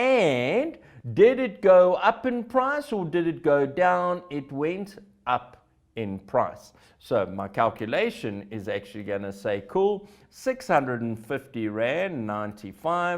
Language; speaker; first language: English; native; English